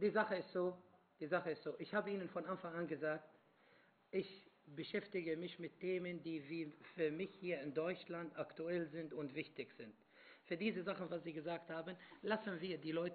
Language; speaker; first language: German; non-native, fluent; Arabic